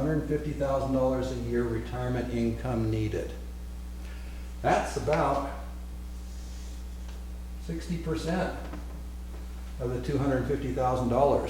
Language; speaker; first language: English; native; English